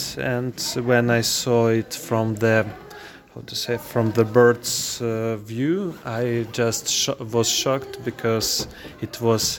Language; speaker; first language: English; non-native, learner; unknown